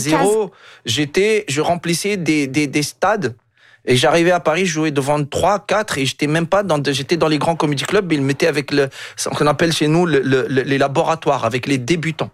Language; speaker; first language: French; non-native, local second language; Arabic